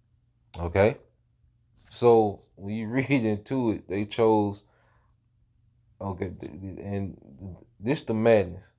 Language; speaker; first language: English; native; English